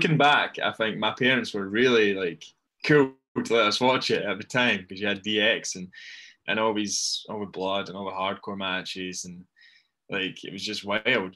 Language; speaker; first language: English; native; English